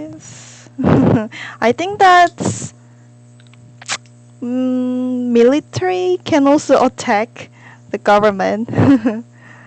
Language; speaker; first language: English; non-native, learner; Korean